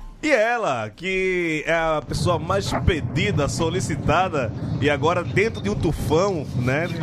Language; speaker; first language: Portuguese; native; Portuguese